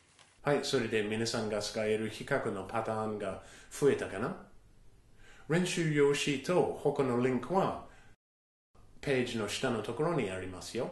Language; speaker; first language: Japanese; non-native, fluent; English